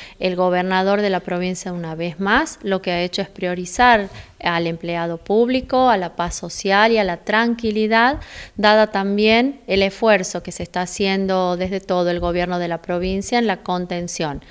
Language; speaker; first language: Spanish; native; Spanish